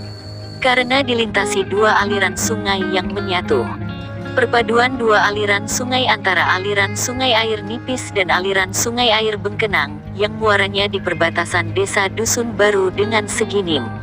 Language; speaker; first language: Indonesian; native; Indonesian